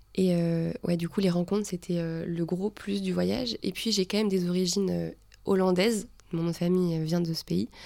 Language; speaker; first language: French; native; French